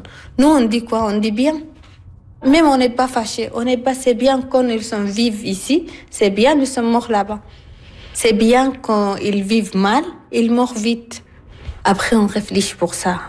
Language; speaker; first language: French; non-native, learner; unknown